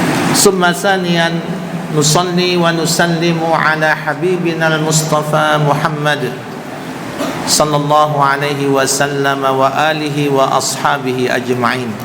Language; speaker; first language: Arabic; non-native, fluent; Indonesian